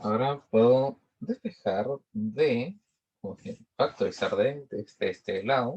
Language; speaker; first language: Spanish; native; Spanish